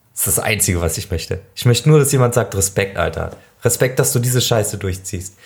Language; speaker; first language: German; native; German